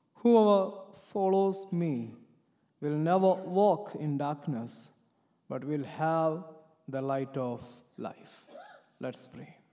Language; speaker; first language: English; non-native, local second language; Malayalam